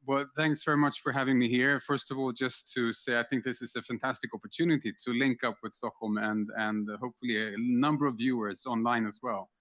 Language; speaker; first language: English; non-native, fluent; Swedish